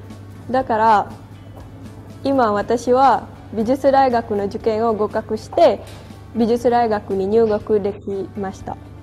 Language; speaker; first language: Japanese; non-native, fluent; Indonesian